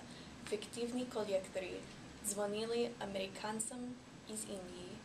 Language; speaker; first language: Russian; non-native, learner; English